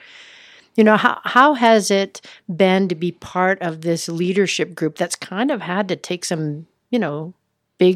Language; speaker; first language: English; native; English